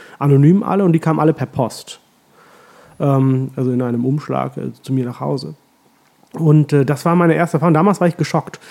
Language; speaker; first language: German; early bilingual, other home language; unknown